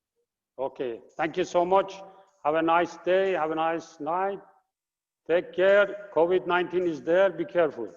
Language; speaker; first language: English; non-native, fluent; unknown